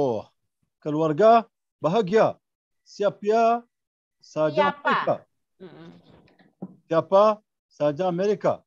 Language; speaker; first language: Indonesian; non-native, learner; Arabic